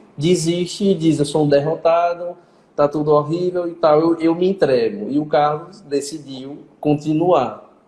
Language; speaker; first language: Portuguese; native; Portuguese